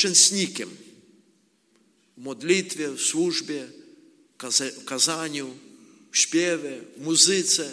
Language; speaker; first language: Polish; non-native, learner; Ukrainian